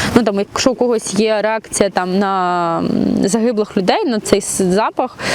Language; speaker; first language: Ukrainian; non-native, local second language; Russian